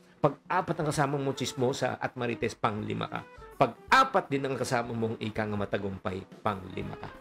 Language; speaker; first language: Filipino; native; Filipino